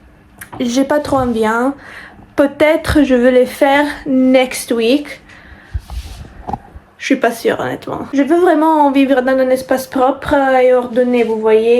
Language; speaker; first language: French; non-native, fluent; Italian